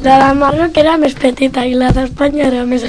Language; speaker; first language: Catalan; early bilingual, other home language; Arabic